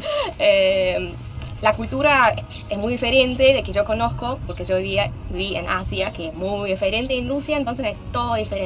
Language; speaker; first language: Spanish; non-native, fluent; Russian